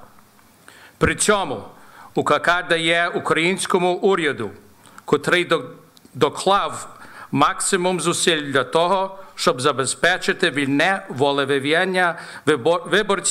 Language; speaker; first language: Ukrainian; early bilingual, heritage; Ukrainian